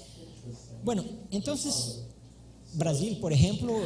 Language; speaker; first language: Spanish; non-native, learner; Portuguese